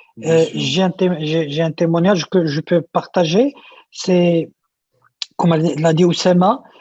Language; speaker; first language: French; non-native, local second language; Arabic